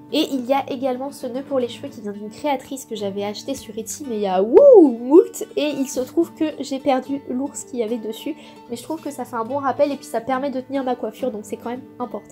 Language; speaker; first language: French; native; French